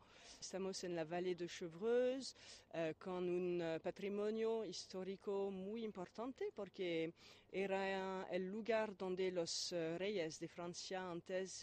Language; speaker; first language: Spanish; non-native, fluent; French